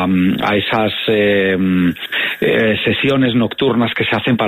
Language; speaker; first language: Spanish; native; Spanish